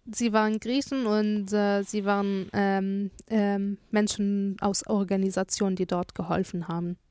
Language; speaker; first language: German; non-native, fluent; Arabic